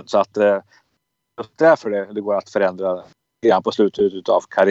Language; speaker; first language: Swedish; native; Swedish